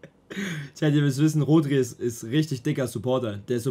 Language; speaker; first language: German; native; German